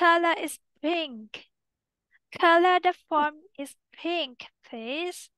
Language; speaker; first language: English; non-native, fluent; Vietnamese